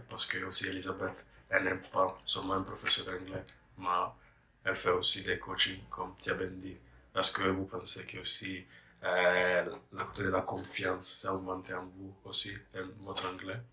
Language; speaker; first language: French; non-native, fluent; English